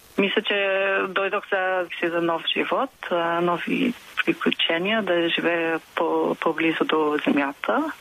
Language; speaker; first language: Bulgarian; non-native, fluent; English